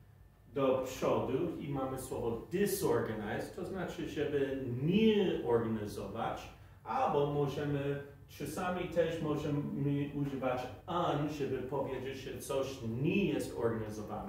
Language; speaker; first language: Polish; non-native, fluent; English